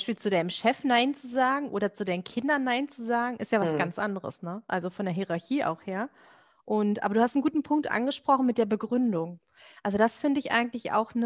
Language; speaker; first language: German; native; German